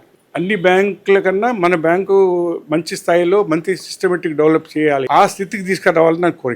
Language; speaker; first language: Telugu; native; Telugu